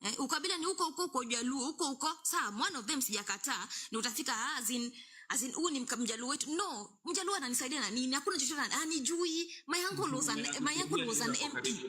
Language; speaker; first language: Swahili; non-native, local second language; Luo (Kenya and Tanzania)